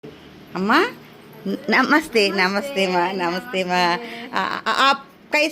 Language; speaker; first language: Hindi; non-native, local second language; Telugu